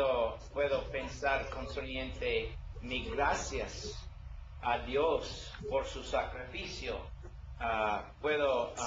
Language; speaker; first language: Spanish; non-native, learner; English